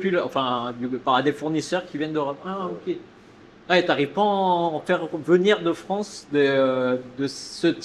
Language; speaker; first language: French; native; French